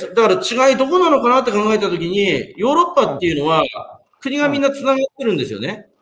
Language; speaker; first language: Japanese; native; Japanese